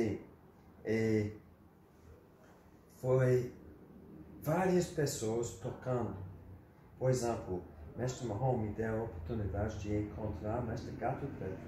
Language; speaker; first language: Portuguese; non-native, learner; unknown